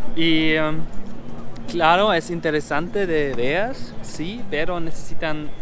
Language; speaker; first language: Spanish; non-native, learner; German